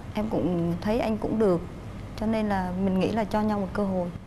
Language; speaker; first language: Vietnamese; native; Vietnamese